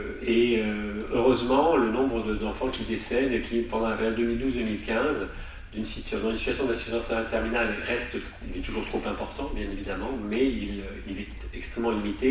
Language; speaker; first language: French; native; French